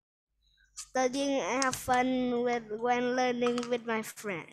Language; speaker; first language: English; non-native, learner; Vietnamese